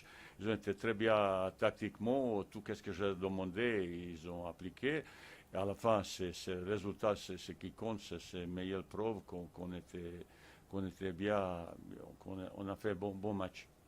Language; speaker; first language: French; non-native, fluent; Bosnian